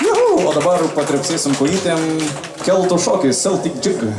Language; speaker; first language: Lithuanian; native; Lithuanian